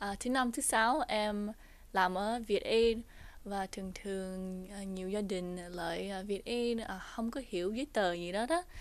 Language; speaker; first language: Vietnamese; early bilingual, heritage; Vietnamese